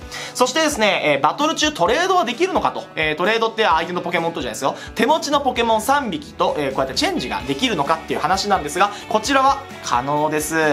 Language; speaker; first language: Japanese; native; Japanese